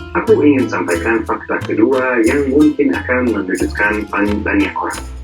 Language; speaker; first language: Indonesian; non-native, fluent; Arabic